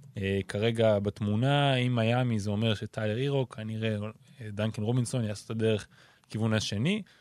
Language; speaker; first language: Hebrew; native; Hebrew